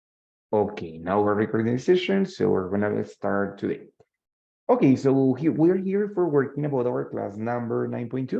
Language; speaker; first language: English; non-native, fluent; Spanish